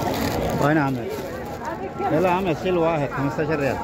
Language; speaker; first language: Arabic; non-native, learner; Bangla